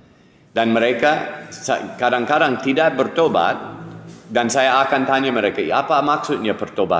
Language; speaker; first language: Indonesian; non-native, fluent; English